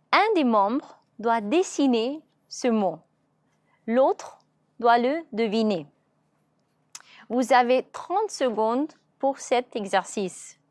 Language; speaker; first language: French; non-native, fluent; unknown